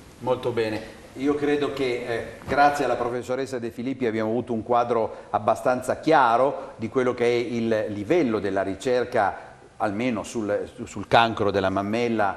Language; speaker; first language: Italian; native; Italian